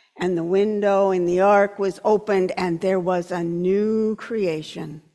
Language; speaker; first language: English; native; English